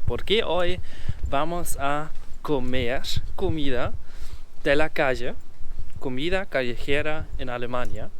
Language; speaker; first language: Spanish; non-native, learner; German